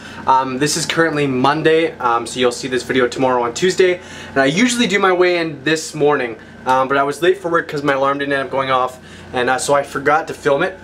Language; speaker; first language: English; native; English